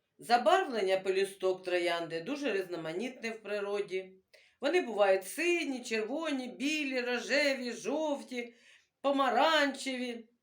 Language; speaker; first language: Ukrainian; non-native, local second language; Russian